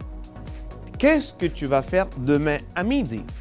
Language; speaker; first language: French; non-native, fluent; Spanish